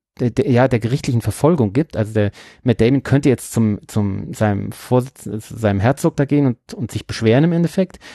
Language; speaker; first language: German; native; German